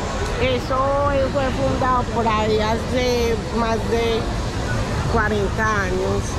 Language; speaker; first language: Spanish; native; Spanish